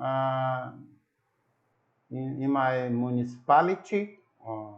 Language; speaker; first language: English; non-native, learner; Portuguese